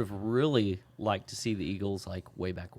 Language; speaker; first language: English; native; English